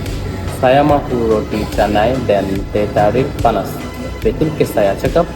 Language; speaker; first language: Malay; non-native, learner; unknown